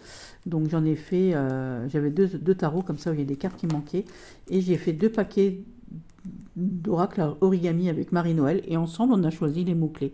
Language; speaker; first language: French; native; French